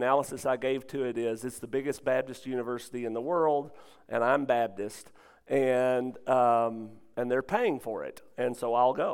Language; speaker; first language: English; native; English